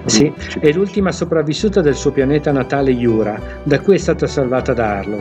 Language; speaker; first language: Italian; native; Italian